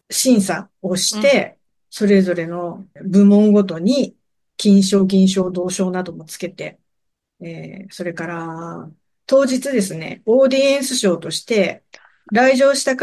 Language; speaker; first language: Japanese; native; Japanese